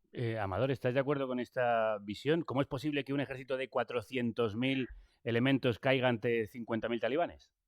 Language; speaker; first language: Spanish; native; Spanish